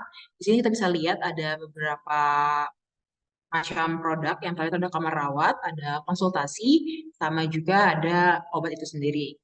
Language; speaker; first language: Indonesian; native; Indonesian